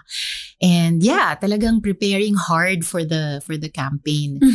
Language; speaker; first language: English; non-native, local second language; Filipino